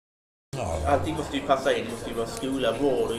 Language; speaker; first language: Swedish; native; Swedish